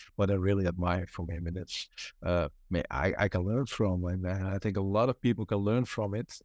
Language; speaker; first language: English; non-native, fluent; Dutch